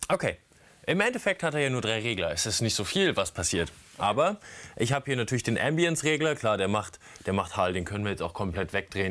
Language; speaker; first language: German; native; German